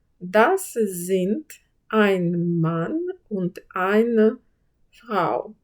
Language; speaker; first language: German; non-native, fluent; Ukrainian